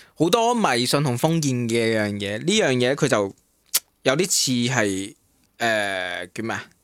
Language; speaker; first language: Cantonese; non-native, local second language; Min Nan Chinese